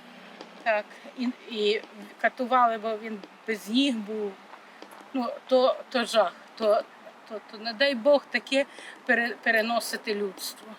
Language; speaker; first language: Ukrainian; native; Ukrainian